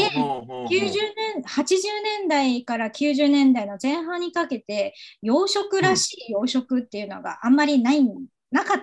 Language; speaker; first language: Japanese; non-native, fluent; Chinese